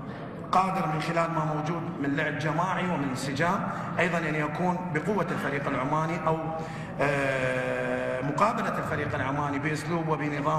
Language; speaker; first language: Arabic; native; Arabic